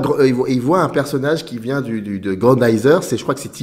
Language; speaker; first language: French; native; French